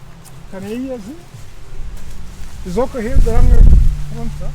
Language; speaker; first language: Dutch; non-native, learner; Kinyarwanda